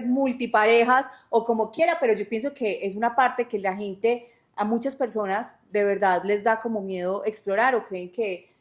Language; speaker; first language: Spanish; native; Spanish